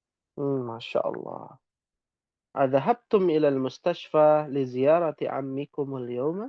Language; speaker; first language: Arabic; non-native, fluent; Indonesian